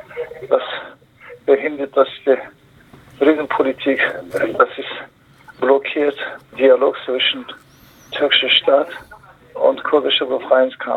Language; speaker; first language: German; non-native, learner; Kurdish